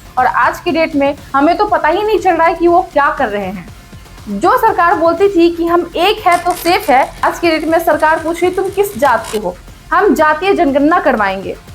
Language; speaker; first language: Hindi; native; Hindi